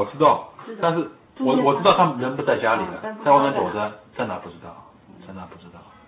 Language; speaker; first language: Chinese; native; Chinese